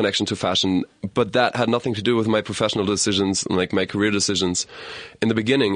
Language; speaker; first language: English; non-native, fluent; German